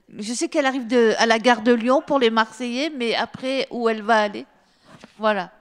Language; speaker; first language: French; native; French